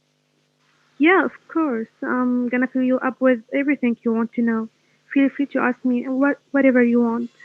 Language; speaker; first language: English; non-native, fluent; Arabic